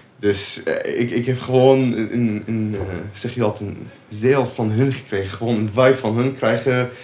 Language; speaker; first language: Dutch; non-native, fluent; Arabic